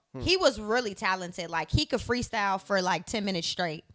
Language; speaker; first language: English; native; English